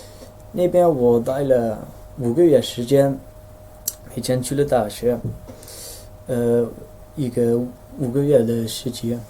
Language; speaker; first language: Chinese; non-native, fluent; Dutch